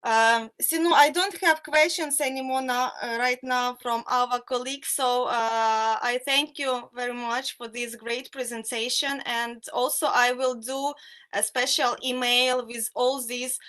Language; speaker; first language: English; non-native, fluent; Russian